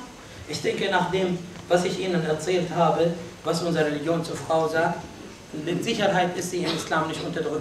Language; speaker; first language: German; non-native, fluent; Arabic